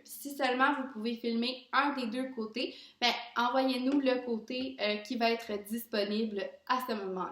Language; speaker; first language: French; native; French